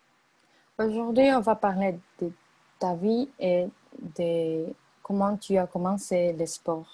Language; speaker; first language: French; non-native, learner; Spanish